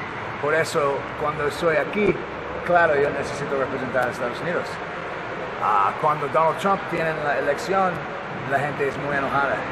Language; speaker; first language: Spanish; non-native, learner; English